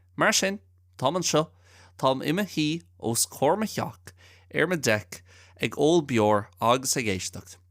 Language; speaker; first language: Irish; non-native, local second language; English